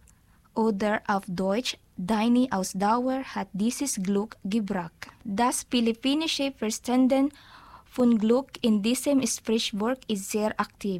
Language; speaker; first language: German; non-native, learner; Filipino